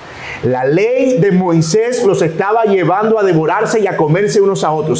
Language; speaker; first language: Spanish; native; Spanish